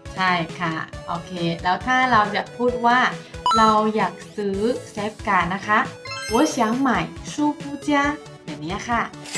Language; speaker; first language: Thai; non-native, fluent; Chinese